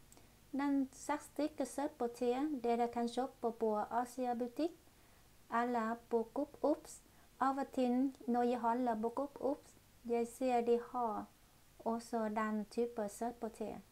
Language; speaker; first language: Norwegian; non-native, learner; Vietnamese